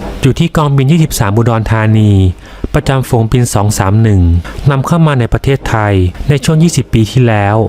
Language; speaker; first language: Thai; native; Thai